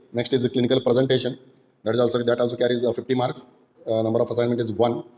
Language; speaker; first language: Hindi; non-native, local second language; Marathi